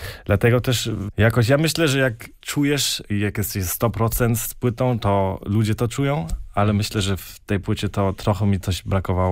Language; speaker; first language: Polish; early bilingual, heritage; Polish